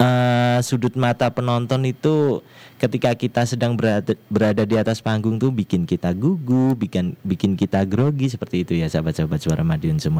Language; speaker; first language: Indonesian; native; Indonesian